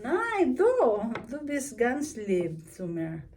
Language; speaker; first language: German; non-native, learner; Filipino